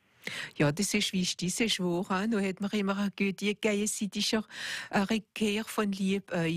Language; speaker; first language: German; native; German